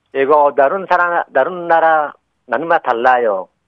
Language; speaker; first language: Korean; non-native, learner; Persian